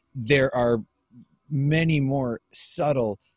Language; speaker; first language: English; native; English